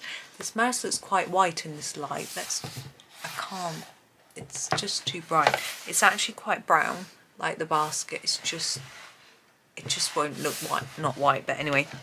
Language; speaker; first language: English; native; English